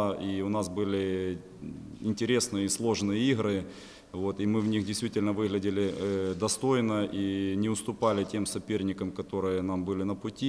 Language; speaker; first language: Russian; native; Russian